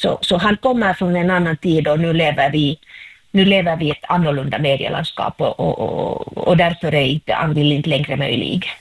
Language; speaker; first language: Swedish; non-native, local second language; Finnish